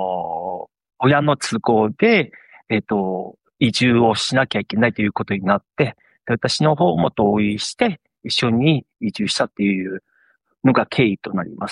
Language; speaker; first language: Japanese; non-native, fluent; Chinese